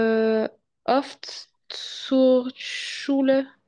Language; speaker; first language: German; non-native, learner; French